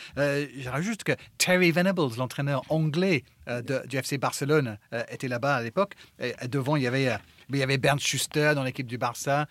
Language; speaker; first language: French; non-native, fluent; English